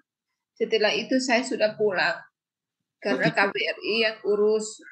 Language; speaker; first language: Indonesian; non-native, local second language; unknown